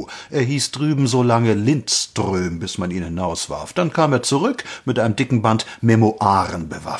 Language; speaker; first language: German; native; German